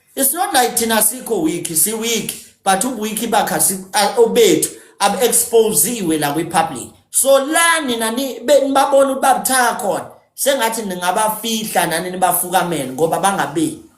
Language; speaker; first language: Zulu; native; Zulu